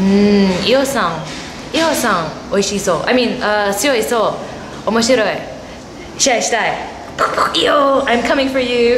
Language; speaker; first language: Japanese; non-native, learner; English